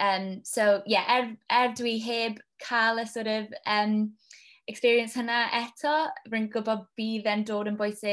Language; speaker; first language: Welsh; non-native, local second language; English